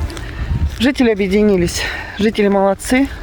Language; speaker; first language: Russian; native; Russian